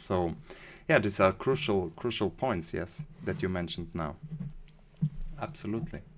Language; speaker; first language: English; non-native, fluent; German